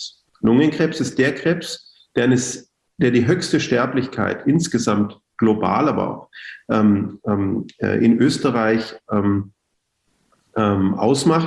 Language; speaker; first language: German; native; German